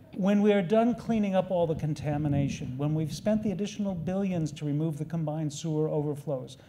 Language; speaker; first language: English; native; English